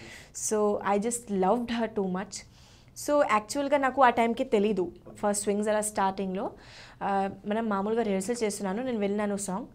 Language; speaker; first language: Telugu; non-native, learner; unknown